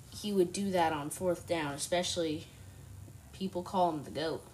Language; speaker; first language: English; native; English